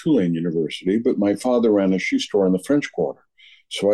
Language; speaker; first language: English; native; English